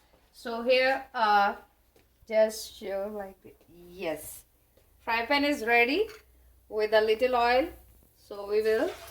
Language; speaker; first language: English; non-native, learner; Hindi